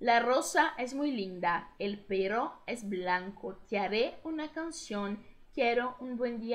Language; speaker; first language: Spanish; non-native, fluent; Portuguese